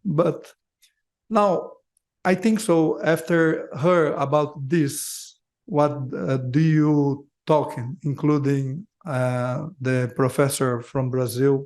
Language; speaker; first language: English; non-native, learner; Portuguese